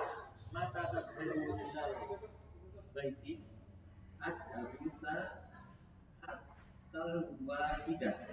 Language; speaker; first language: Arabic; non-native, learner; Indonesian